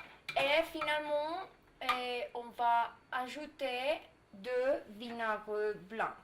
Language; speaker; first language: French; non-native, learner; Spanish